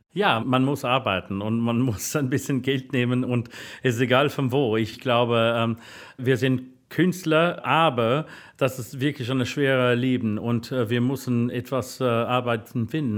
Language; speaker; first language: German; non-native, fluent; English